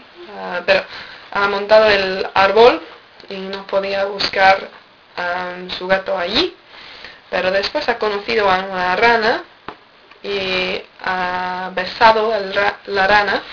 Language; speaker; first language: Spanish; non-native, learner; English